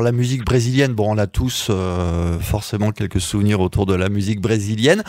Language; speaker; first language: French; native; French